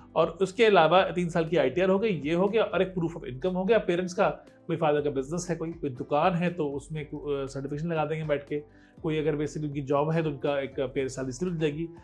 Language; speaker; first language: Hindi; native; Hindi